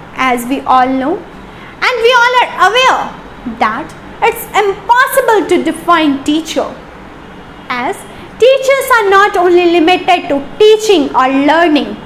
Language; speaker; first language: English; non-native, local second language; Hindi